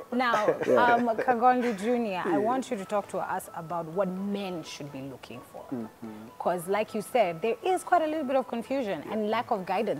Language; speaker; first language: English; non-native, local second language; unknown